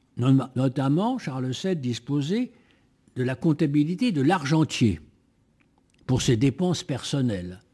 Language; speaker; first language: French; native; French